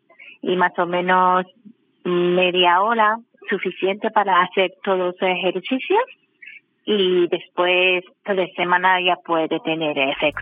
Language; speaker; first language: Spanish; non-native, learner; Japanese